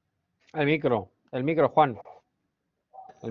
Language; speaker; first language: Spanish; native; Spanish